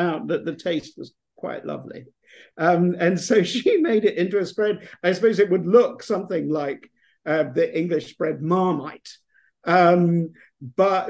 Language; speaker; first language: English; native; English